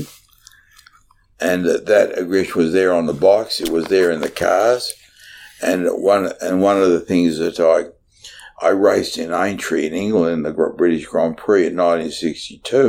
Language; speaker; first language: English; native; English